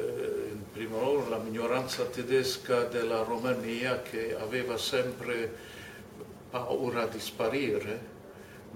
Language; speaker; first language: Italian; non-native, fluent; German